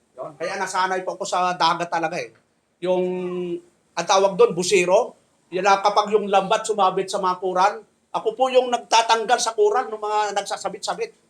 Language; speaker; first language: Filipino; native; Filipino